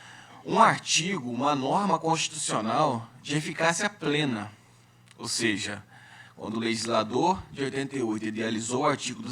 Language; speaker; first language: Portuguese; native; Portuguese